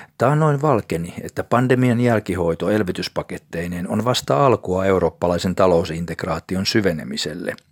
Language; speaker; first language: Finnish; native; Finnish